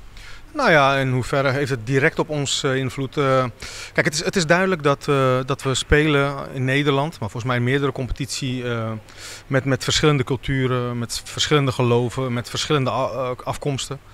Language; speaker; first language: Dutch; native; Dutch